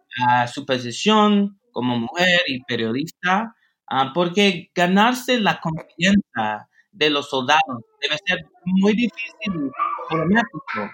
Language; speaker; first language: Spanish; non-native, fluent; English